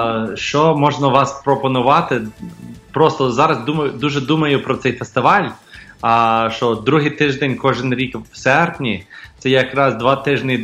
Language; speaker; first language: Ukrainian; early bilingual, heritage; English